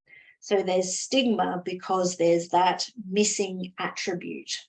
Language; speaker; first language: English; native; English